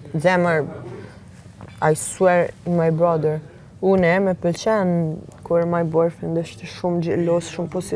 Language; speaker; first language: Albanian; early bilingual, heritage; Albanian